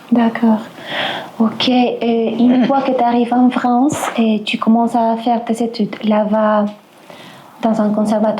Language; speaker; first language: French; non-native, fluent; Spanish